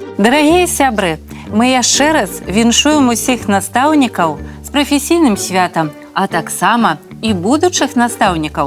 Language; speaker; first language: Belarusian; native; Belarusian